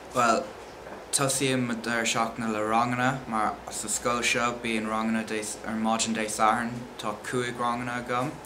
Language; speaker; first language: Irish; non-native, local second language; English